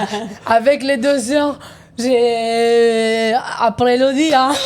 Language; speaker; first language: French; non-native, learner; Italian